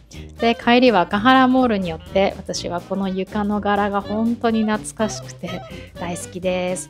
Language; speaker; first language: Japanese; native; Japanese